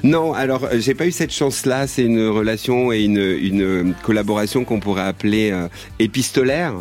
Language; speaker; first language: French; native; French